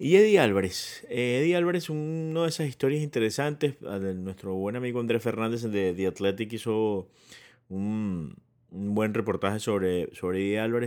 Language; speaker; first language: Spanish; native; Spanish